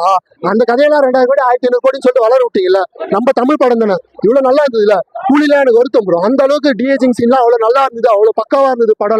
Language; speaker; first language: Tamil; native; Tamil